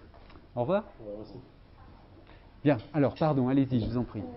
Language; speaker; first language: French; native; French